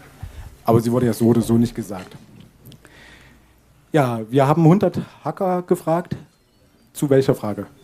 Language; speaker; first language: German; native; German